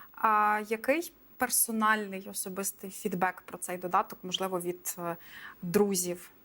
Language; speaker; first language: Ukrainian; native; Ukrainian